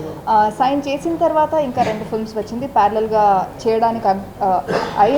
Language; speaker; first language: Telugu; non-native, fluent; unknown